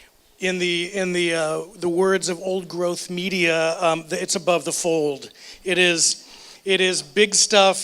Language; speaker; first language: English; native; English